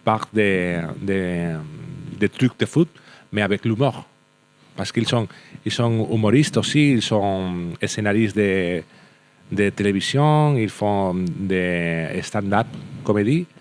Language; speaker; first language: French; non-native, learner; Spanish